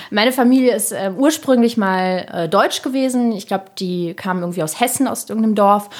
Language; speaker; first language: German; early bilingual, other home language; Russian